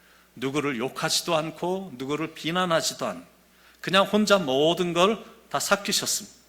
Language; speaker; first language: Korean; native; Korean